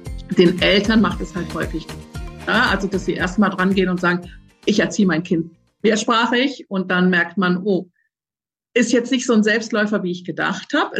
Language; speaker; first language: German; native; German